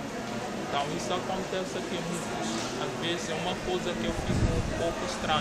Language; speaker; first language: Portuguese; non-native, local second language; Upper Guinea Crioulo